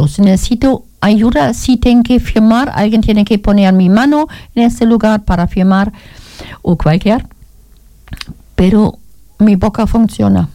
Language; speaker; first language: Spanish; non-native, learner; German